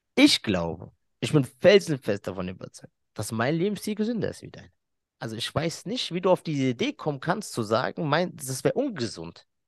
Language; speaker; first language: German; early bilingual, other home language; Arabic